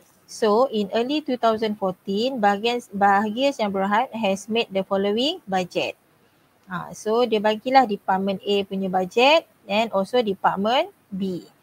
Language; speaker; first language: English; non-native, local second language; Malay